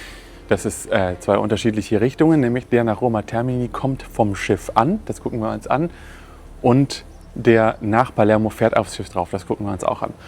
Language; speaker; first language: German; native; German